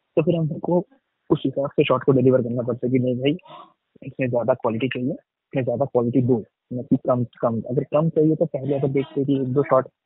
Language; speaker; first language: Hindi; non-native, local second language; Bangla